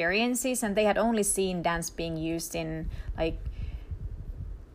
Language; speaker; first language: English; non-native, fluent; Finnish